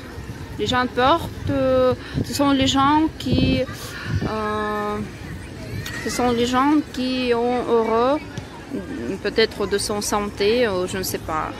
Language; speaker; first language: French; non-native, learner; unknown